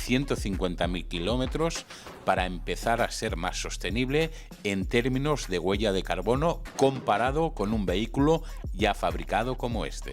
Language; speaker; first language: Spanish; native; Spanish